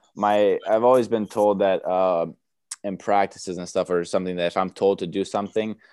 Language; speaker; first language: English; early bilingual, other home language; Romanian